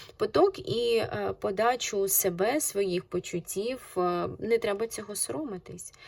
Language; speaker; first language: Ukrainian; non-native, local second language; Russian